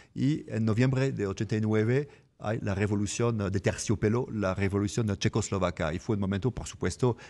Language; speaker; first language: Spanish; non-native, fluent; French